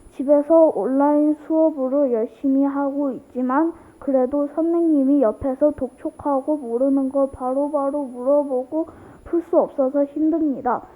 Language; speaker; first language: Korean; early bilingual, other home language; Chinese